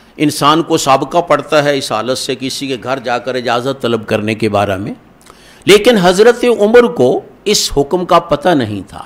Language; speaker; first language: Urdu; non-native, local second language; Punjabi